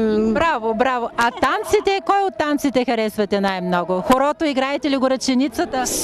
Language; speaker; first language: Bulgarian; native; Bulgarian